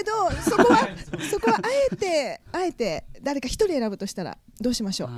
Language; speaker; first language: Japanese; native; Japanese